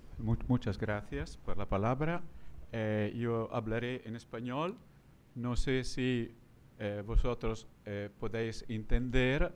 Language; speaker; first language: Spanish; non-native, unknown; Italian